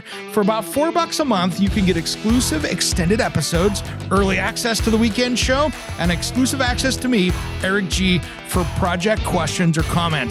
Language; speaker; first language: English; native; English